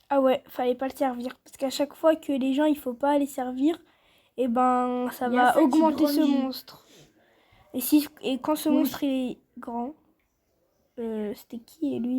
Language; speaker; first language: French; native; French